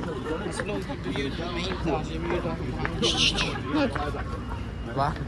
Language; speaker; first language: Swedish; early bilingual, other home language; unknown